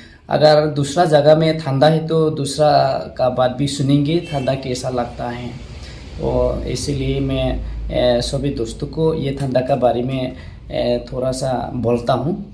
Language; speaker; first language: Hindi; non-native, local second language; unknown